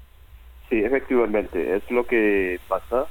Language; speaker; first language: Spanish; non-native, learner; Wolof